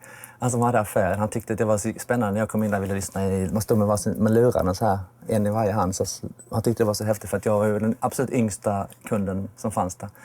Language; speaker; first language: Swedish; native; Swedish